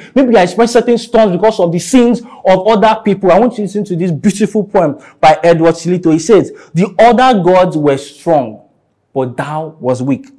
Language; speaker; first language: English; non-native, local second language; Yoruba